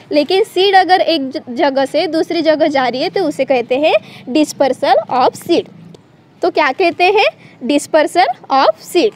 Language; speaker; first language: Hindi; non-native, local second language; Marathi